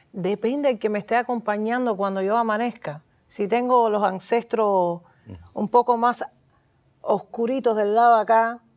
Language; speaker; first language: Spanish; early bilingual, heritage; Spanish